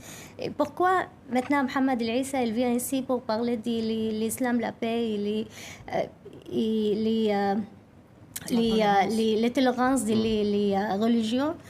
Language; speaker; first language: French; non-native, learner; Arabic